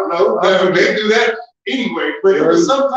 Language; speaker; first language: English; native; English